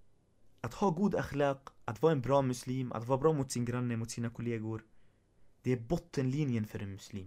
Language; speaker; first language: Swedish; early bilingual, other home language; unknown